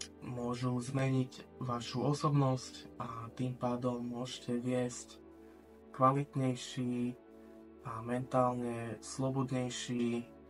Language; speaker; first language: Slovak; native; Slovak